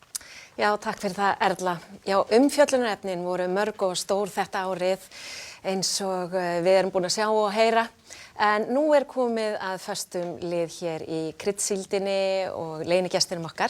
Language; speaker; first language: Icelandic; native; Icelandic